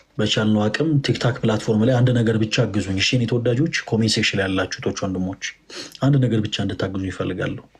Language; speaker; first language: Amharic; native; Amharic